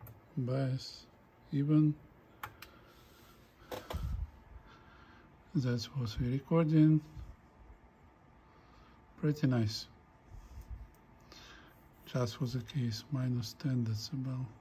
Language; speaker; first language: English; non-native, fluent; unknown